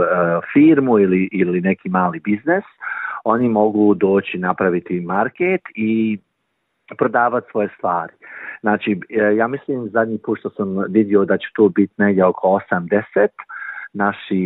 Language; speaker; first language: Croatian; early bilingual, heritage; Croatian